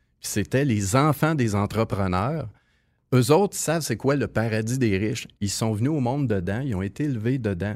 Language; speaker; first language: French; native; French